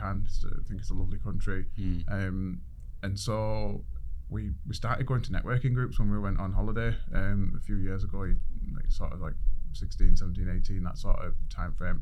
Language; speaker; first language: English; native; English